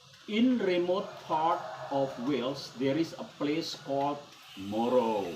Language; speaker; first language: English; non-native, learner; Indonesian